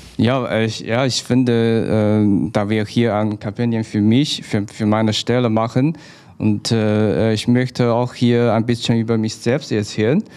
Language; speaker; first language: German; non-native, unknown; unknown